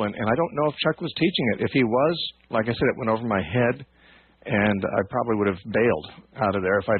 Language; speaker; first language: English; native; English